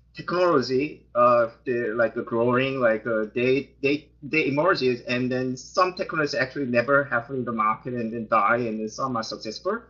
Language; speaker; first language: English; non-native, fluent; Korean